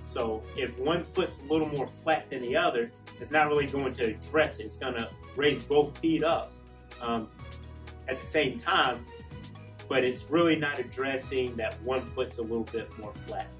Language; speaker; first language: English; native; English